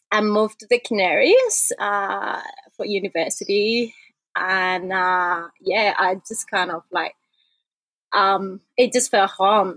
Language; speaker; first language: English; non-native, fluent; Spanish